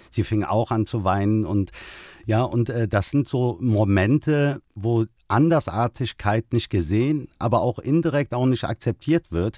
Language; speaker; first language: German; early bilingual, other home language; Turkish